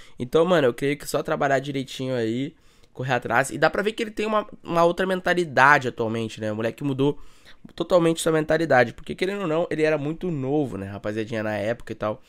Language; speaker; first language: Portuguese; native; Portuguese